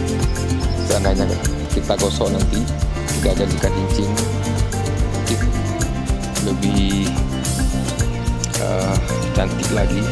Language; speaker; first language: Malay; non-native, local second language; Achinese